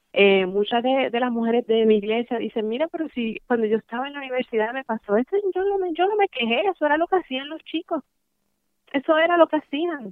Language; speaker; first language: Spanish; early bilingual, heritage; Spanish